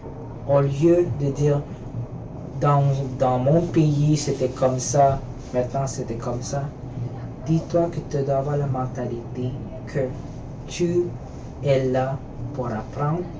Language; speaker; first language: French; early bilingual, other home language; Filipino